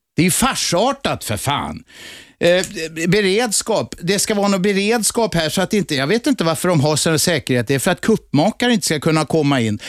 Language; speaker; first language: Swedish; native; Swedish